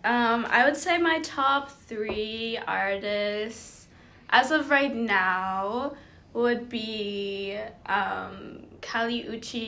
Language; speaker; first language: English; native; English